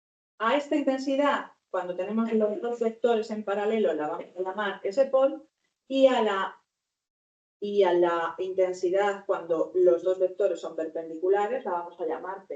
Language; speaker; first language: Spanish; native; Spanish